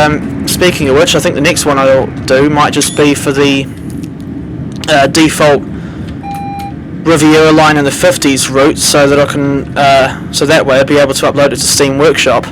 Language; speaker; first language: English; native; English